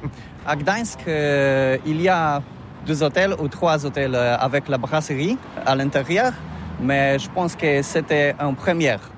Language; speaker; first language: French; non-native, learner; Polish